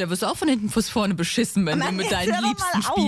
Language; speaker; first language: German; native; German